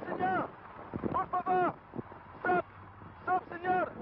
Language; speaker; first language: Spanish; non-native, learner; French